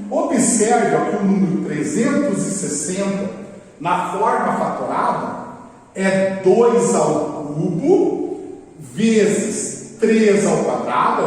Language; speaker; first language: Portuguese; native; Portuguese